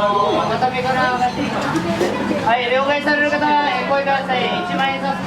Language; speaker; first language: Japanese; native; Japanese